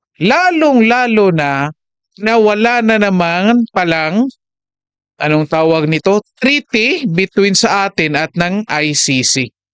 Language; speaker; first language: Filipino; non-native, local second language; Cebuano